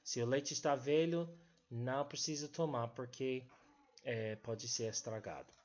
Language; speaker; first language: Portuguese; non-native, fluent; English